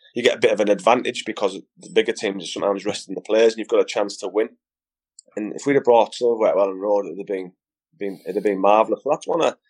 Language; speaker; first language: English; native; English